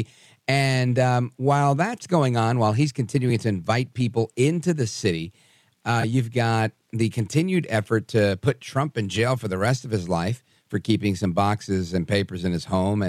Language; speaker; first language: English; native; English